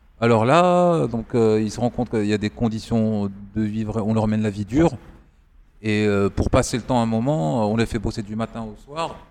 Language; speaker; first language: French; non-native, local second language; Arabic